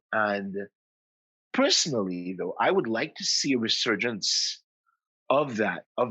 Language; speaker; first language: English; native; English